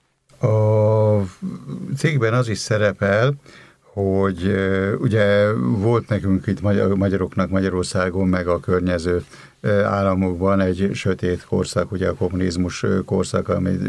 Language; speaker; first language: Hungarian; native; Hungarian